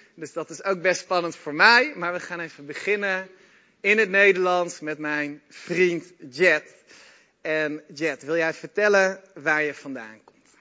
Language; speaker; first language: Dutch; native; Dutch